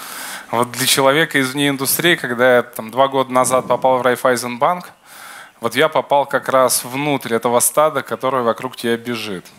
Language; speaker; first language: Russian; native; Russian